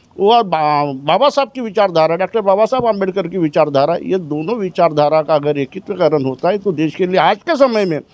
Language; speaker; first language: Hindi; non-native, local second language; Marathi